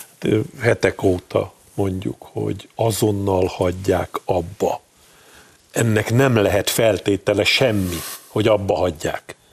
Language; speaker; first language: Hungarian; native; Hungarian